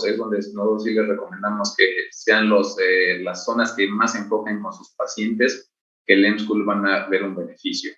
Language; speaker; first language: Spanish; native; Spanish